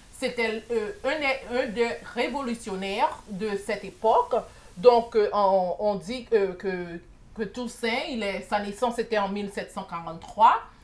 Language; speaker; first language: French; non-native, local second language; Haitian Creole